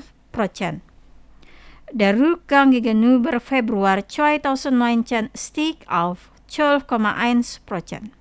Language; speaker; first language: German; non-native, fluent; Indonesian